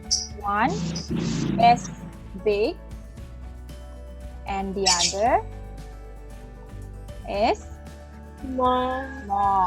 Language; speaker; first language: English; non-native, fluent; Indonesian